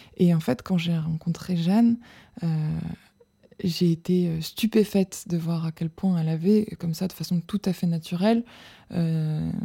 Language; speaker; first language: French; native; French